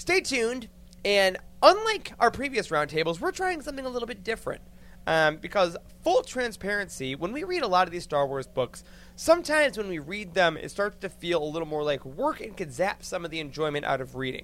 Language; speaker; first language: English; native; English